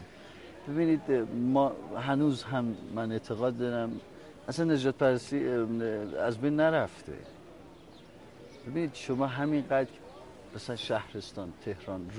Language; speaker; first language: Persian; native; Persian